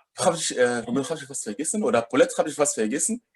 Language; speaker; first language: German; non-native, fluent; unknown